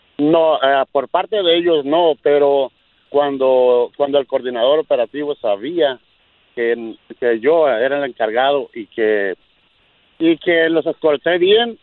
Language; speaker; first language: Spanish; native; Spanish